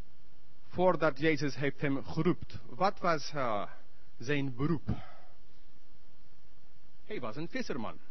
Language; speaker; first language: Dutch; non-native, learner; English